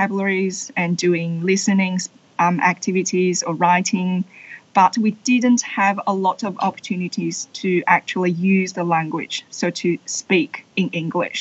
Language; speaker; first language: English; non-native, fluent; Chinese